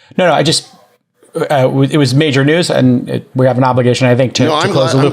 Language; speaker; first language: English; native; English